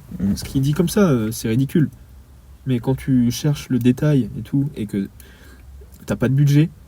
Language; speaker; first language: French; native; French